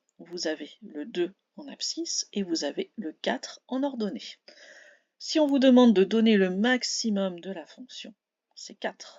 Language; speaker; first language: French; native; French